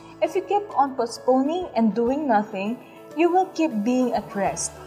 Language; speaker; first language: English; non-native, local second language; Filipino